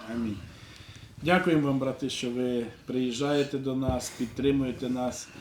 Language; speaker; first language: Ukrainian; non-native, local second language; Russian